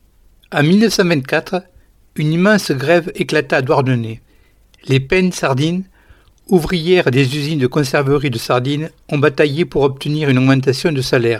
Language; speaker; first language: French; native; French